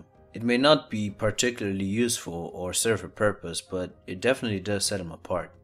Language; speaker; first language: English; native; English